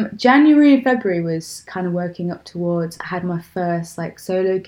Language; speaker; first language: English; native; English